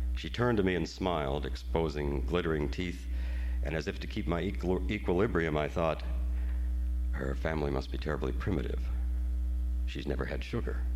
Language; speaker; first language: English; native; English